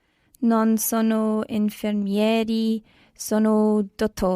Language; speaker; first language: Italian; non-native, learner; English